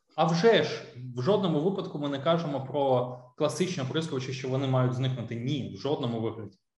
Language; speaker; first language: Ukrainian; non-native, local second language; Russian